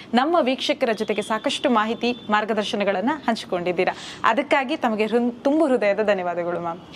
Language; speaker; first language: Kannada; native; Kannada